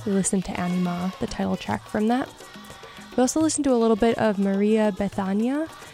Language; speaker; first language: English; native; English